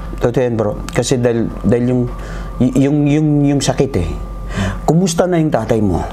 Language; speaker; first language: Filipino; non-native, local second language; Maranao